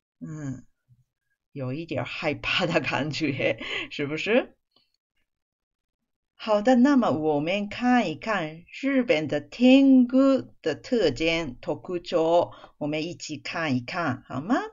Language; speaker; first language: Chinese; non-native, fluent; Japanese